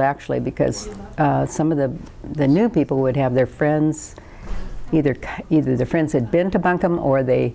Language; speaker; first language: English; native; English